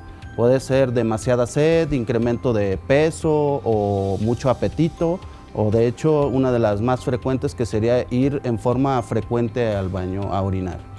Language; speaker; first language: Spanish; native; Spanish